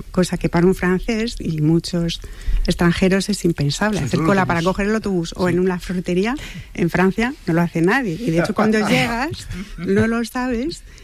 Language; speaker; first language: Spanish; non-native, fluent; French